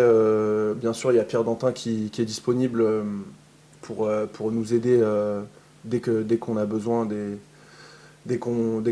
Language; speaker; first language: French; native; French